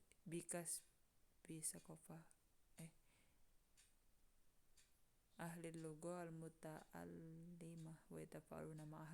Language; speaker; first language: Arabic; non-native, fluent; Indonesian